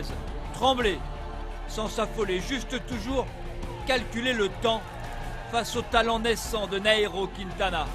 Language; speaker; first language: French; native; French